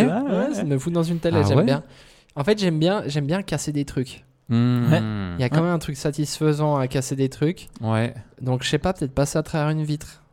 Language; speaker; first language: French; native; French